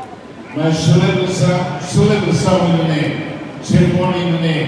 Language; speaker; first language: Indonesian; non-native, fluent; Tetum